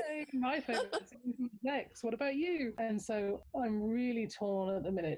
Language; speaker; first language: English; native; English